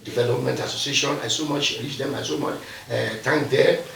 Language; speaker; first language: English; non-native, local second language; Yoruba